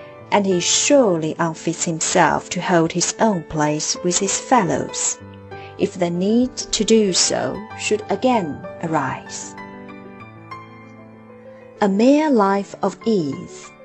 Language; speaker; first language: English; non-native, fluent; Chinese